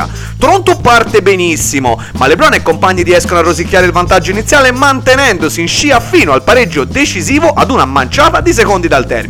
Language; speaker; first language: Italian; native; Italian